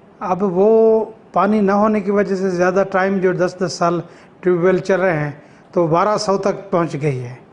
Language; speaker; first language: Urdu; non-native, local second language; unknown